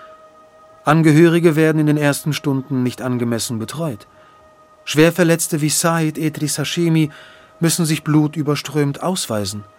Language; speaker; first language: German; native; German